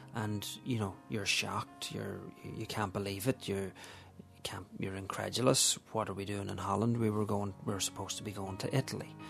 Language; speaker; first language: English; native; English